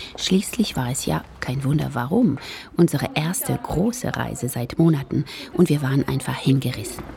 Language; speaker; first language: German; non-native, fluent; French